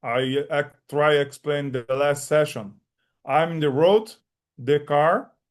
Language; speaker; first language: English; non-native, learner; Portuguese